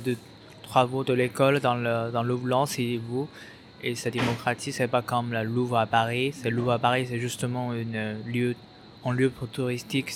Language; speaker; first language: French; non-native, fluent; Chinese